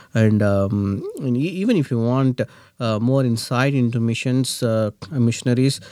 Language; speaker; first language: English; non-native, local second language; Telugu